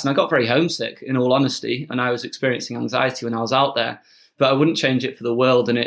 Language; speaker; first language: English; native; English